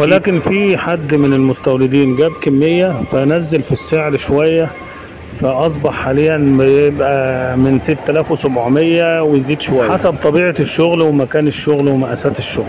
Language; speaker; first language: Arabic; native; Arabic